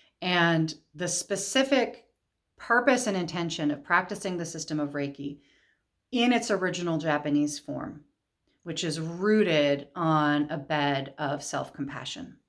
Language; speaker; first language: English; native; English